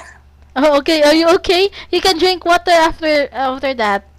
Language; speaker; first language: English; non-native, fluent; Cebuano